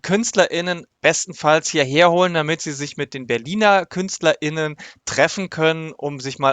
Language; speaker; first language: German; native; German